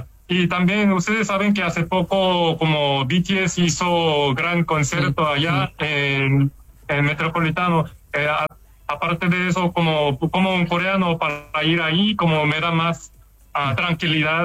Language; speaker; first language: Spanish; non-native, fluent; Korean